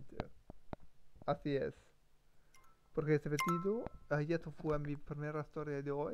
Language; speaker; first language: Spanish; non-native, learner; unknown